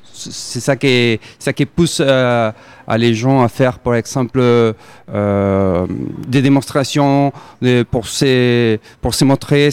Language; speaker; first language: French; non-native, fluent; Spanish